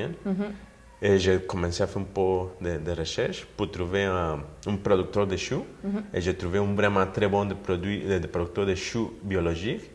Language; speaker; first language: French; non-native, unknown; Spanish